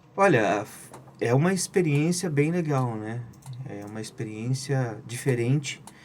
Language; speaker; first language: Portuguese; native; Portuguese